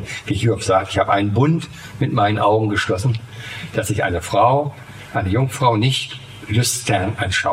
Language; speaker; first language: German; native; German